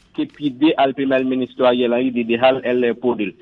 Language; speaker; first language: Spanish; non-native, learner; Haitian Creole